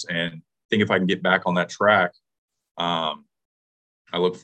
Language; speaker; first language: English; native; English